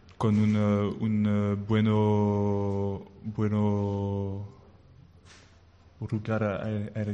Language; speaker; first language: Spanish; non-native, learner; French